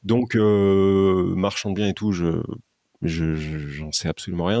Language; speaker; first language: French; native; French